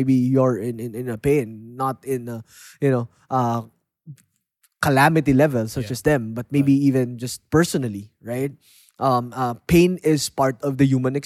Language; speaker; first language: English; non-native, local second language; Filipino